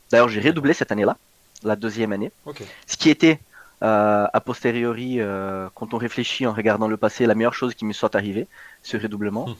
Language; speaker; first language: French; non-native, fluent; Portuguese